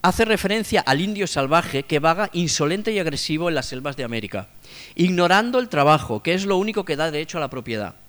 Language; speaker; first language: Spanish; non-native, local second language; Catalan